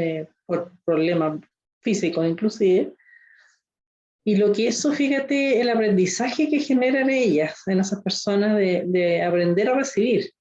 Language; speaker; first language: Spanish; native; Spanish